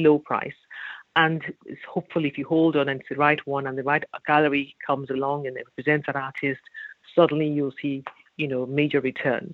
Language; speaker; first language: English; non-native, local second language; Yoruba